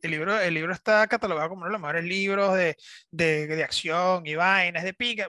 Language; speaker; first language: Spanish; native; Spanish